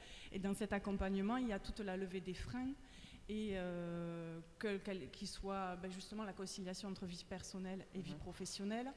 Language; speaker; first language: French; native; French